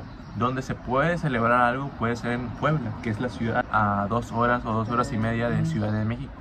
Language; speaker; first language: Spanish; native; Spanish